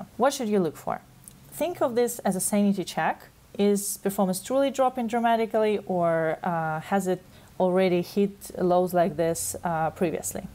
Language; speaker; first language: English; non-native, fluent; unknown